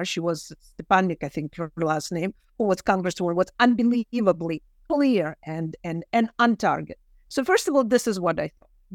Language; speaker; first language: English; non-native, fluent; Russian